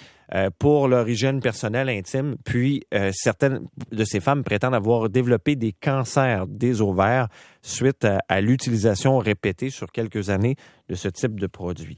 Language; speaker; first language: French; native; French